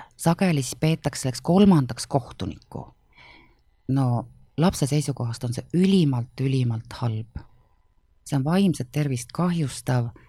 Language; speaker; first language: Estonian; native; Estonian